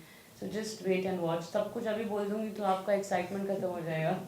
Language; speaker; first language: Hindi; native; Hindi